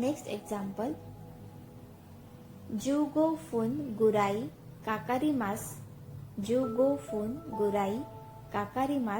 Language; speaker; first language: Japanese; non-native, fluent; Hindi